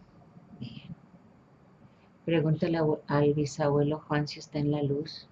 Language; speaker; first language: Spanish; native; Spanish